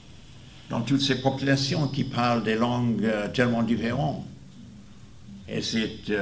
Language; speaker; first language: French; non-native, fluent; English